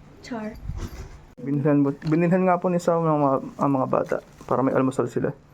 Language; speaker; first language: Filipino; native; Filipino